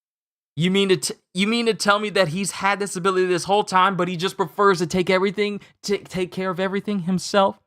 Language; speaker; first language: English; native; English